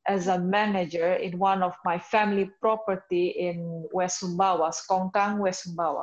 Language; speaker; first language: English; non-native, fluent; Indonesian